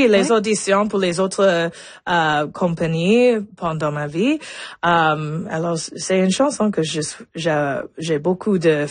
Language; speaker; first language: French; non-native, local second language; English